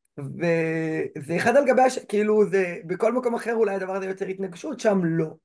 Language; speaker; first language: Hebrew; native; Hebrew